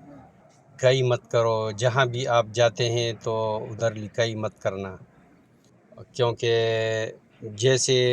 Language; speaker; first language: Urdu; non-native, local second language; Pashto